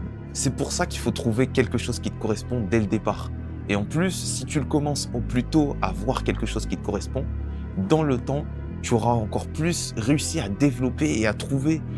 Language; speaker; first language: French; native; French